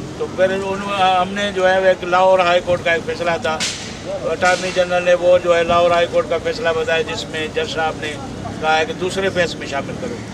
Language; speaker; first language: Urdu; non-native, local second language; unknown